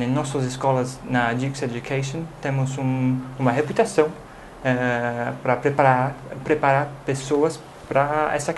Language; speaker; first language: Portuguese; non-native, fluent; English